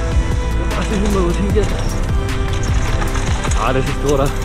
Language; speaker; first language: German; native; German